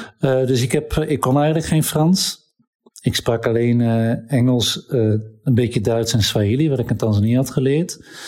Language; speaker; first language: Dutch; native; Dutch